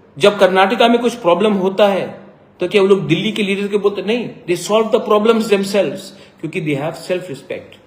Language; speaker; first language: Hindi; non-native, local second language; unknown